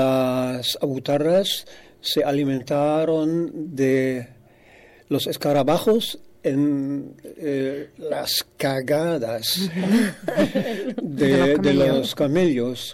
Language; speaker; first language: Spanish; non-native, fluent; German